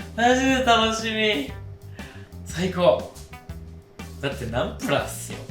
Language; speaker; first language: Japanese; early bilingual, other home language; Filipino